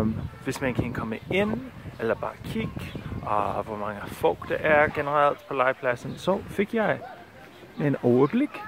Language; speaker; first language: Danish; non-native, fluent; English